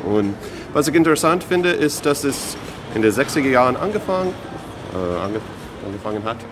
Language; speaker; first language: German; non-native, fluent; English